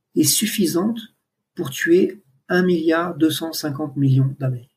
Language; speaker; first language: French; native; French